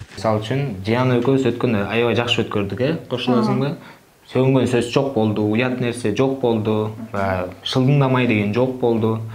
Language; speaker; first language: Kyrgyz; non-native, local second language; Russian